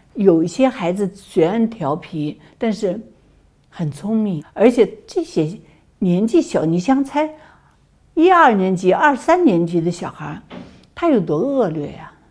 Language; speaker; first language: Chinese; native; Chinese